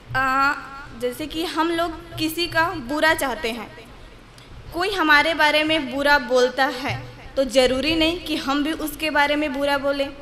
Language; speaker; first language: Hindi; native; Hindi